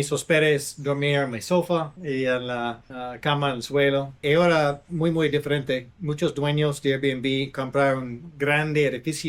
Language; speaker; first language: Spanish; non-native, learner; English